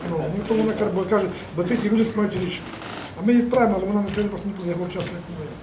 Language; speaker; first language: Ukrainian; native; Ukrainian